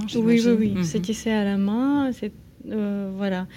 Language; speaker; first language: French; non-native, fluent; Ukrainian